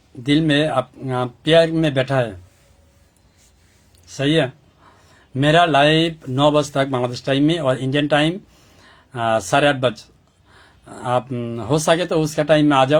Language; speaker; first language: Hindi; non-native, learner; Bangla